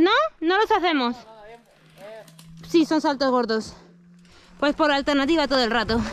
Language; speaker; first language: Spanish; native; Spanish